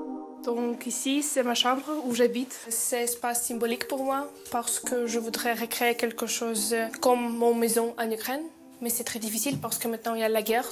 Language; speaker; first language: French; non-native, learner; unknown